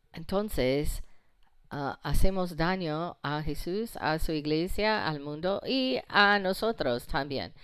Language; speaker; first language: Spanish; non-native, fluent; English